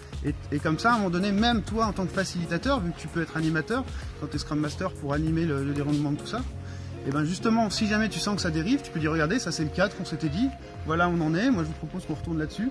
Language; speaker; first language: French; native; French